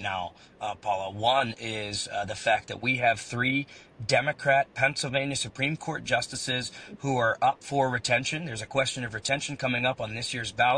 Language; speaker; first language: English; native; English